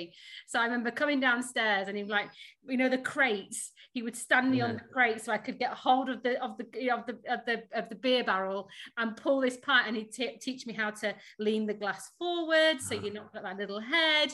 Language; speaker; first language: English; native; English